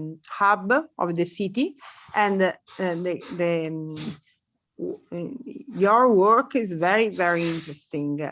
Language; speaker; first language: English; non-native, learner; Italian